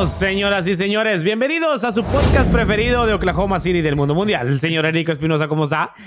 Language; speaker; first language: Spanish; early bilingual, heritage; English